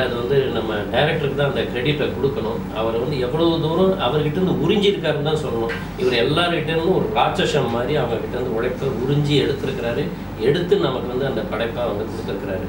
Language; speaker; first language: Tamil; native; Tamil